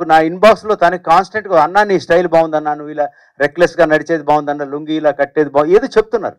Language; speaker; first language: Telugu; native; Telugu